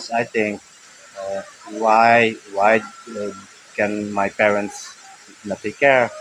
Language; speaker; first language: English; early bilingual, heritage; Dutch